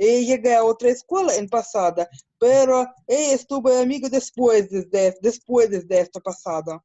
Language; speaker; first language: Spanish; non-native, learner; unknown